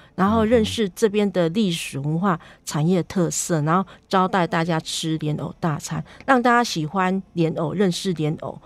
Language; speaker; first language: Chinese; native; Chinese